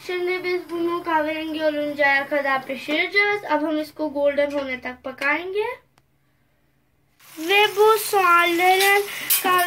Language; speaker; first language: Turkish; non-native, learner; Urdu